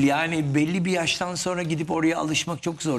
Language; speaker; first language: Turkish; native; Turkish